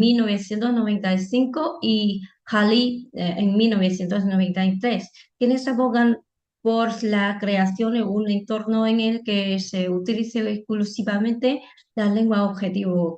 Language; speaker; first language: Spanish; non-native, fluent; Vietnamese